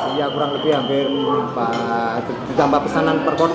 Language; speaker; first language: Indonesian; native; Indonesian